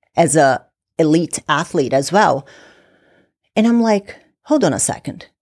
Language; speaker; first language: English; non-native, fluent; Portuguese